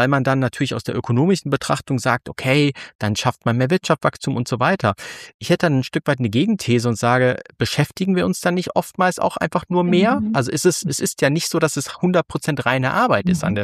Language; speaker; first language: German; native; German